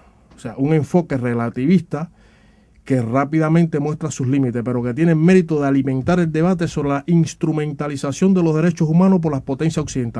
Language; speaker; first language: Spanish; native; Spanish